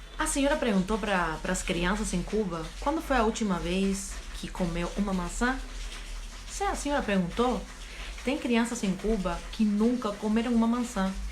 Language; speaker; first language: Portuguese; non-native, fluent; Spanish